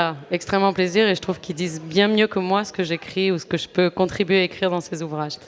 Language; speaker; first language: French; native; French